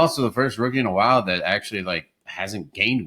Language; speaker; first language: English; native; English